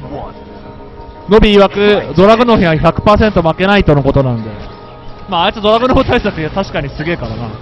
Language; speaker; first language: Japanese; native; Japanese